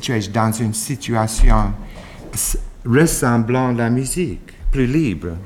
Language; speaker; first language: French; non-native, fluent; English